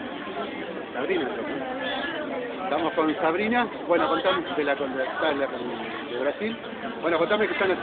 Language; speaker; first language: Spanish; native; Spanish